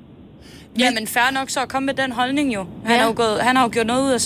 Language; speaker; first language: Danish; native; Danish